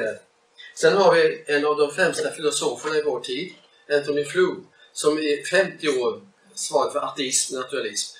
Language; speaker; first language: Swedish; native; Swedish